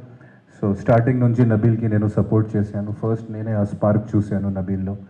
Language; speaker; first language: Telugu; non-native, local second language; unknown